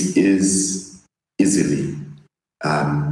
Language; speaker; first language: English; non-native, local second language; Bemba